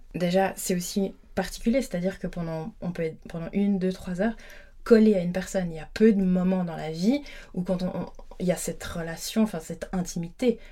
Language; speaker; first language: French; native; French